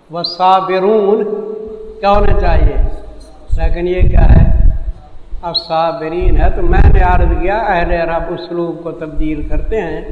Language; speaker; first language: Urdu; non-native, local second language; Saraiki